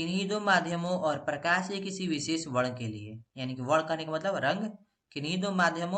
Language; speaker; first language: Hindi; native; Hindi